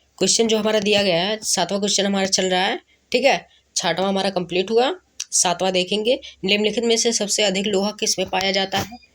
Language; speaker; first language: Hindi; native; Hindi